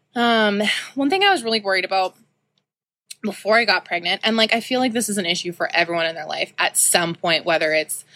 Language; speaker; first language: English; native; English